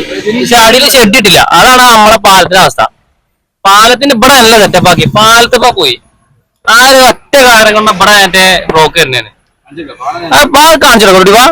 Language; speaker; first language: Malayalam; native; Malayalam